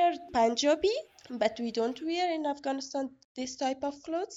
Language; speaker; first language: English; non-native, learner; Persian